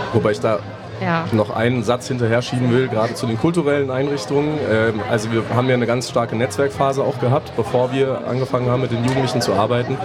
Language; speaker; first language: German; native; German